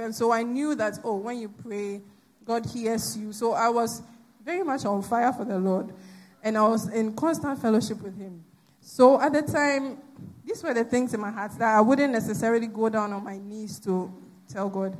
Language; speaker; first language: English; non-native, local second language; Akan